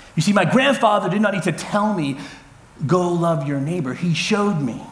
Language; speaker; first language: English; native; English